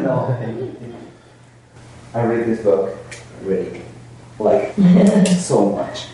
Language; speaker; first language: English; non-native, learner; Spanish